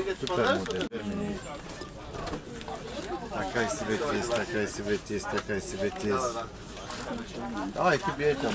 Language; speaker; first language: Russian; non-native, learner; Turkish